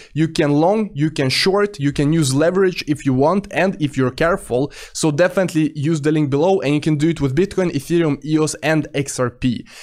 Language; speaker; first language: English; non-native, fluent; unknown